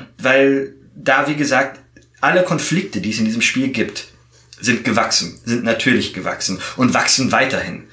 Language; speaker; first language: German; native; German